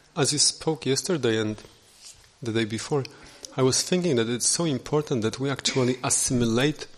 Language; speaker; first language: English; non-native, fluent; Polish